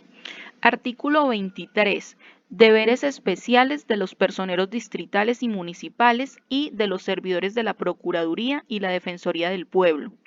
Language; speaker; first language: Spanish; native; Spanish